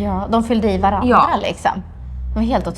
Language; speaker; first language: Swedish; native; Swedish